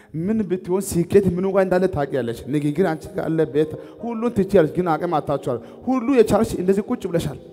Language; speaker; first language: Amharic; non-native, local second language; Wolaytta